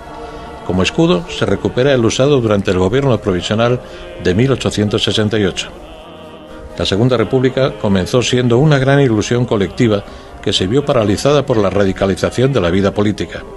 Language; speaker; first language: Spanish; native; Spanish